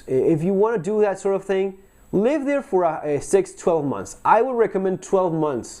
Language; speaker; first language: English; non-native, fluent; Spanish